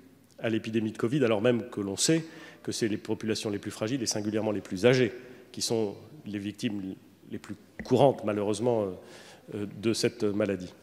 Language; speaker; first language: French; native; French